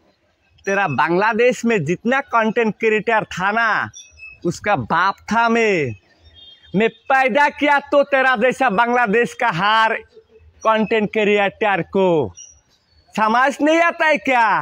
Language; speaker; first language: Hindi; non-native, local second language; Bangla